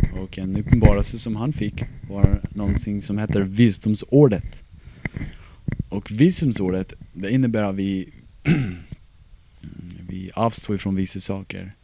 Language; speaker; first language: Swedish; non-native, fluent; English